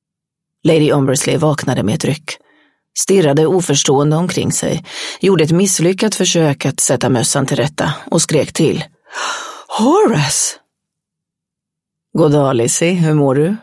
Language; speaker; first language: Swedish; native; Swedish